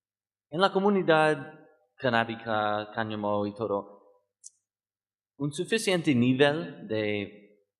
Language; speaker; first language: Spanish; non-native, learner; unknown